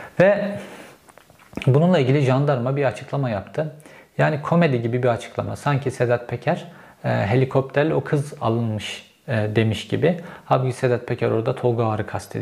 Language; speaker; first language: Turkish; native; Turkish